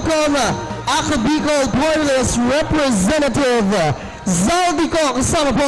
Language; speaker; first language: Filipino; native; Filipino